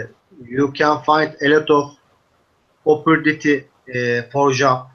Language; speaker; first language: English; non-native, learner; Turkish